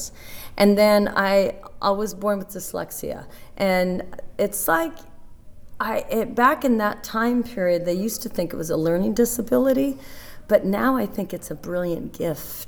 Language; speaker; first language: English; native; English